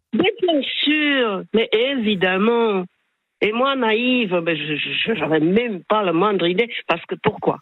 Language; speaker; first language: French; non-native, fluent; Slovak